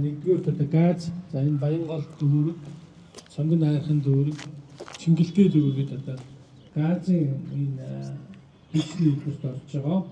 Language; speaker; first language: Mongolian; native; Mongolian